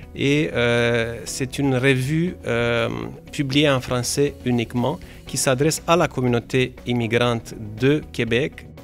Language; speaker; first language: French; non-native, fluent; Romanian